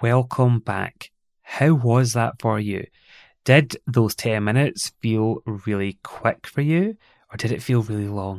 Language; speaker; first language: English; native; English